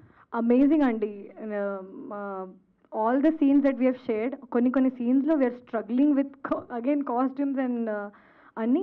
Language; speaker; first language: Telugu; non-native, learner; Hindi